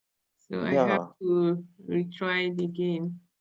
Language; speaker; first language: English; non-native, fluent; French